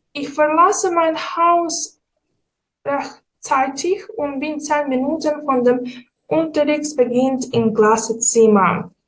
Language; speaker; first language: German; non-native, fluent; Ukrainian